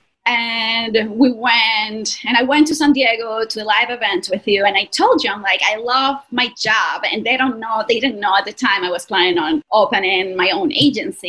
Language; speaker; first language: English; non-native, fluent; Spanish